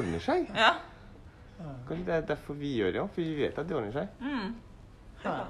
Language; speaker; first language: Norwegian; non-native, learner; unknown